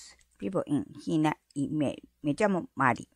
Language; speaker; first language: Spanish; non-native, learner; Japanese